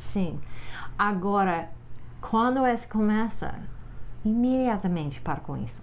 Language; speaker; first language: Portuguese; non-native, fluent; English